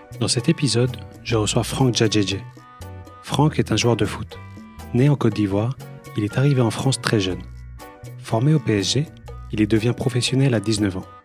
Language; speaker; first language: French; native; French